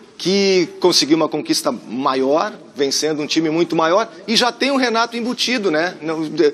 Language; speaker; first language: Portuguese; native; Portuguese